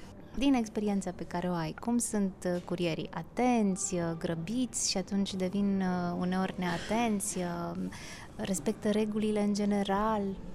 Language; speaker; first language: Romanian; native; Romanian